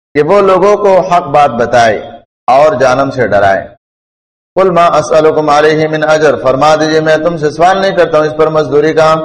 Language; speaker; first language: Urdu; non-native, local second language; Pashto